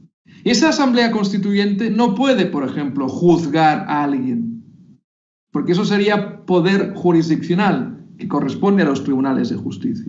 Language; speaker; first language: Spanish; native; Spanish